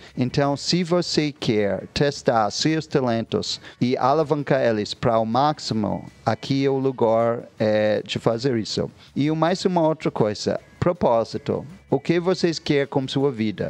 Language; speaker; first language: Portuguese; non-native, fluent; English